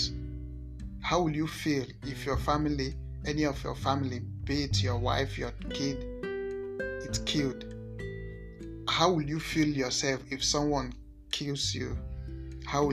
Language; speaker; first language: English; non-native, local second language; Igbo